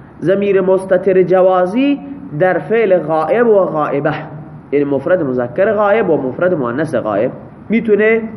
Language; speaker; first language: Persian; non-native, local second language; Baluchi